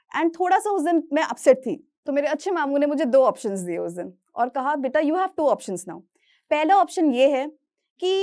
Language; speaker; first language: Hindi; native; Hindi